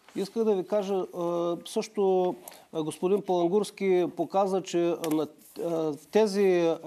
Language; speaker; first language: Bulgarian; native; Bulgarian